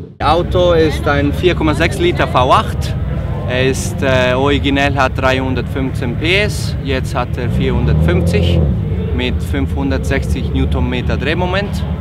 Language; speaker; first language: German; non-native, local second language; Italian